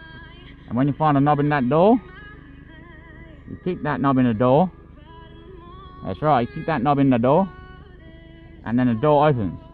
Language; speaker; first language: English; native; English